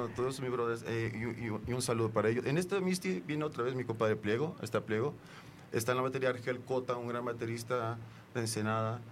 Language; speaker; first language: Spanish; native; Spanish